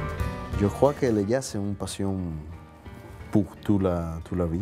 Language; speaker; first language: French; non-native, learner; Spanish